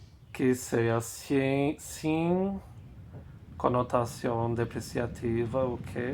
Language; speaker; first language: Spanish; non-native, fluent; Portuguese